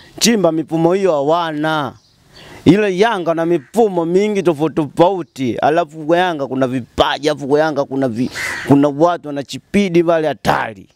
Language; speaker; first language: Swahili; non-native, local second language; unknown